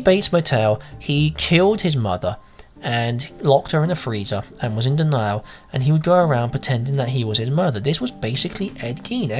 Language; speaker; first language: English; native; English